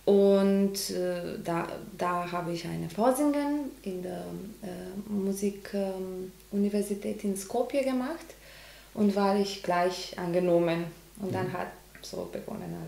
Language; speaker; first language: German; non-native, learner; Macedonian